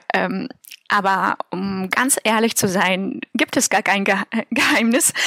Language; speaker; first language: German; non-native, fluent; Russian